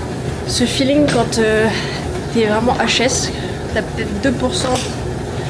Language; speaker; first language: French; native; French